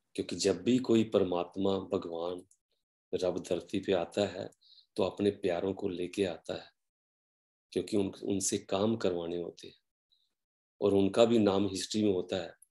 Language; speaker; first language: Hindi; non-native, local second language; Punjabi